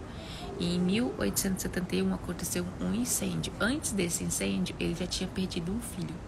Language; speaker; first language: Portuguese; native; Portuguese